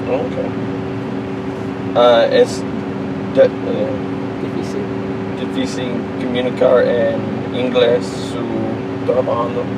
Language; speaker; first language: Spanish; non-native, learner; English